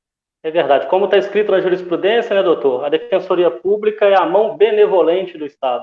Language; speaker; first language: Portuguese; native; Portuguese